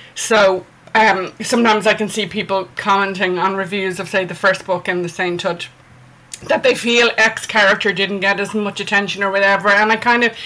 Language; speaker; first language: English; native; English